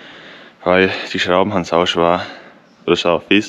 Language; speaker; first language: German; native; German